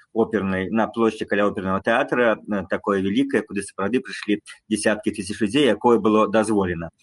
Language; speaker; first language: Belarusian; non-native, local second language; Russian